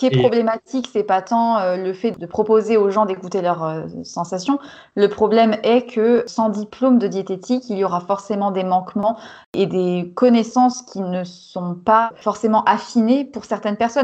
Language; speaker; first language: French; native; French